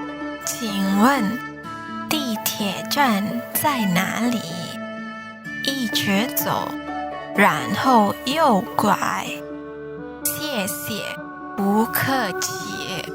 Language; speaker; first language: Chinese; non-native, fluent; Indonesian